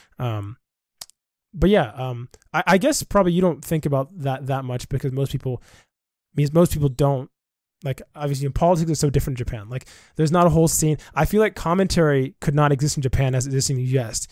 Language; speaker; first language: English; native; English